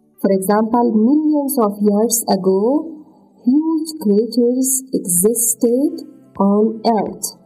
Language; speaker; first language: English; non-native, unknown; Persian